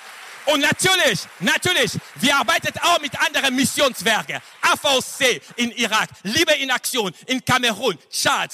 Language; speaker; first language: German; non-native, fluent; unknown